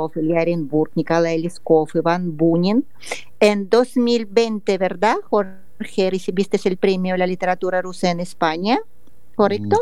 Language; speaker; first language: Spanish; non-native, fluent; Russian